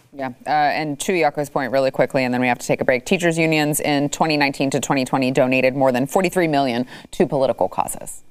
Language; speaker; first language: English; native; English